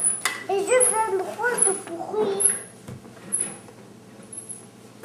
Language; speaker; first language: French; early bilingual, heritage; French